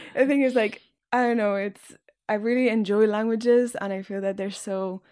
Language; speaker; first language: English; non-native, fluent; Spanish